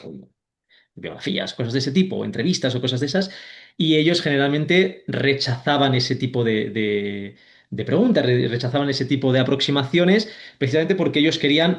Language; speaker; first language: Spanish; native; Spanish